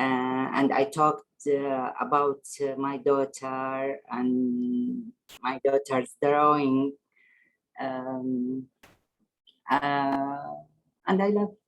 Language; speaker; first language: English; non-native, learner; Arabic